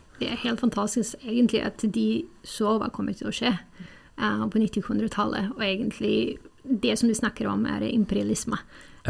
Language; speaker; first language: Norwegian; non-native, fluent; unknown